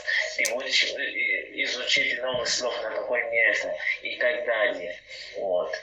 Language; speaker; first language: Russian; non-native, learner; Portuguese